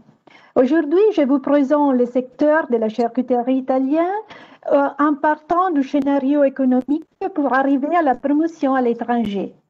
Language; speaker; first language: French; non-native, fluent; Italian